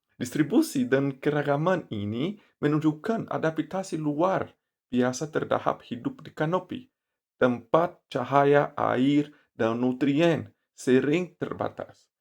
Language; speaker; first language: Indonesian; non-native, learner; Portuguese